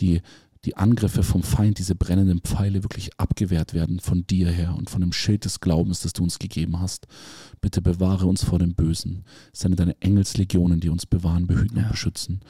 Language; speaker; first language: German; native; German